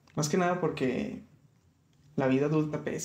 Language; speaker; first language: Spanish; native; Spanish